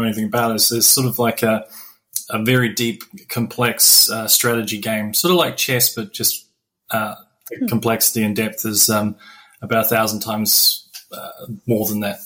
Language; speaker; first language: English; native; English